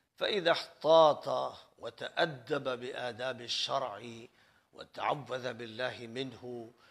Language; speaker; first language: Arabic; non-native, fluent; Urdu